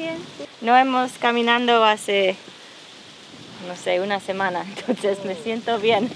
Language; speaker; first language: Spanish; non-native, learner; English